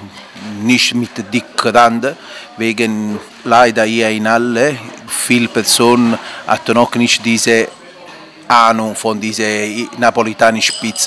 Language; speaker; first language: German; non-native, learner; Italian